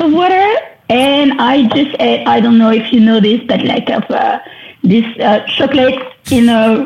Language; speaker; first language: English; non-native, fluent; French